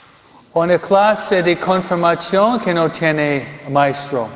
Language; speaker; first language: Spanish; non-native, fluent; French